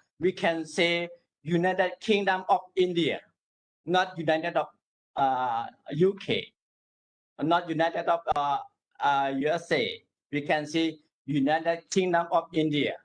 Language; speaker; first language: English; non-native, learner; Burmese